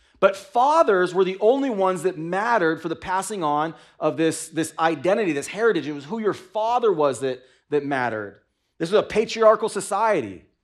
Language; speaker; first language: English; native; English